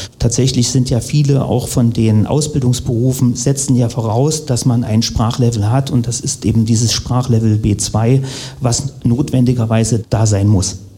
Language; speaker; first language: German; native; German